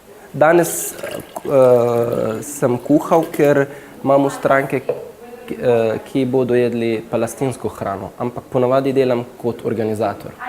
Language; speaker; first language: Slovenian; non-native, fluent; Arabic